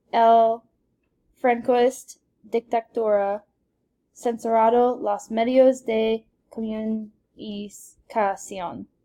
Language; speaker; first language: Spanish; non-native, learner; English